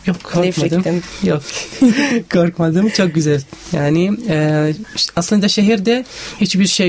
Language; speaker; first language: Turkish; non-native, fluent; Arabic